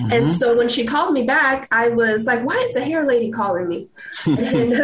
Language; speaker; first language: English; native; English